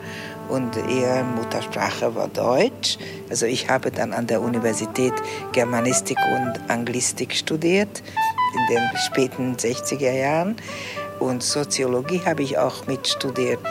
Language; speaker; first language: German; early bilingual, heritage; Hungarian